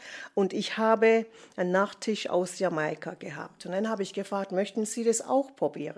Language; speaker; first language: German; non-native, fluent; English